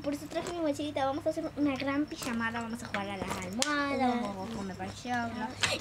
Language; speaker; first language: Spanish; native; Spanish